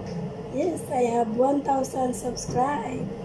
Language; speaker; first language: English; non-native, learner; Filipino